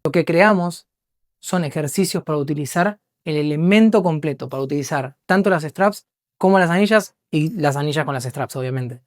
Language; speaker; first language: Spanish; native; Spanish